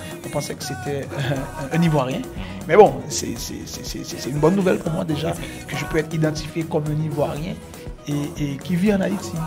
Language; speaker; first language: French; non-native, local second language; Haitian Creole